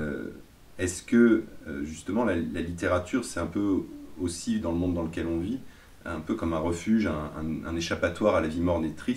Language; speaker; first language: French; native; French